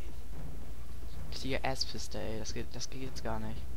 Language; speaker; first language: German; native; German